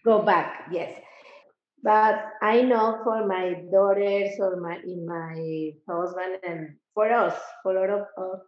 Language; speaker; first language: English; non-native, learner; Spanish